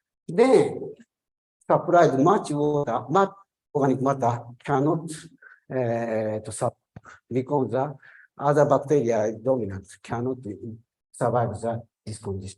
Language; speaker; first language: English; non-native, learner; Japanese